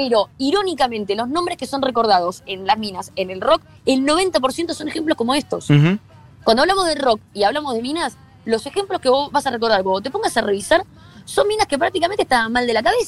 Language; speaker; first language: Spanish; native; Spanish